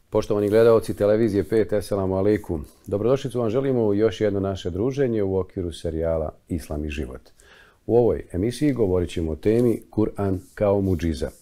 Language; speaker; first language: Bosnian; native; Bosnian